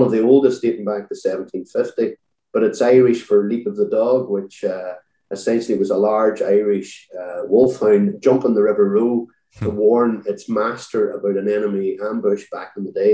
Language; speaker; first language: English; native; English